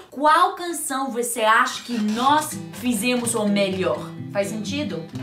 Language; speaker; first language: Portuguese; non-native, learner; English